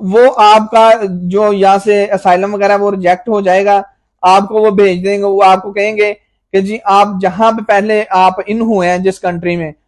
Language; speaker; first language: Urdu; non-native, local second language; Punjabi